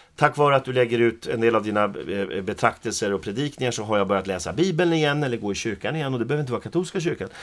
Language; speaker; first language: Swedish; native; Swedish